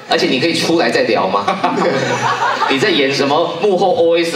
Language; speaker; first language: Chinese; native; Chinese